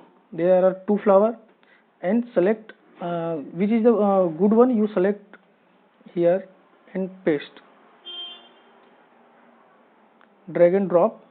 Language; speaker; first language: English; non-native, local second language; Hindi